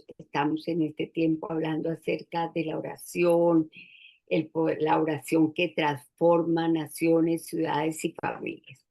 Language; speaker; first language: Spanish; native; Spanish